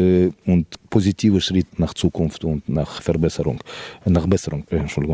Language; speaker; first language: German; non-native, fluent; Russian